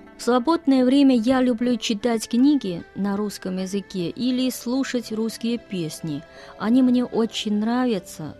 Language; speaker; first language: Russian; non-native, fluent; Chinese